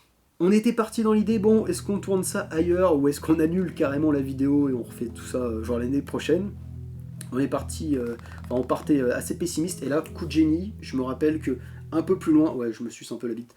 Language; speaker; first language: French; native; French